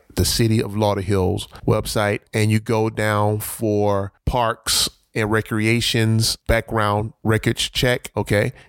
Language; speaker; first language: English; native; English